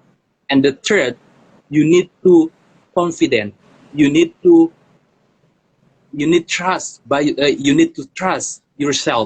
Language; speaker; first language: English; non-native, learner; Indonesian